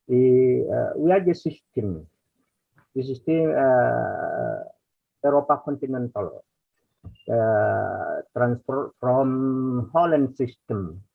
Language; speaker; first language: English; non-native, learner; Indonesian